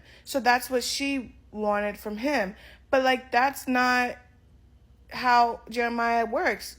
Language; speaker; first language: English; native; English